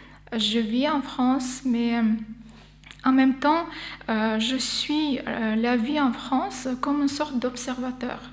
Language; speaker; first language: French; non-native, fluent; Armenian